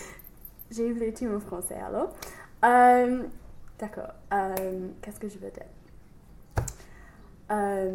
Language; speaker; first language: French; non-native, learner; English